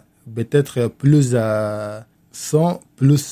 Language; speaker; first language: French; non-native, learner; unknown